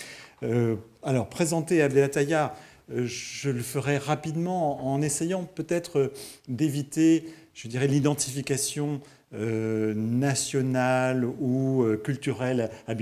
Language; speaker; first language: French; native; French